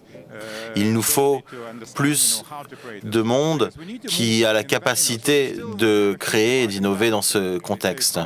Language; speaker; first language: French; native; French